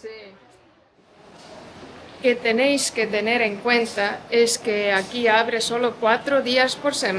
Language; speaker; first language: Spanish; non-native, fluent; Portuguese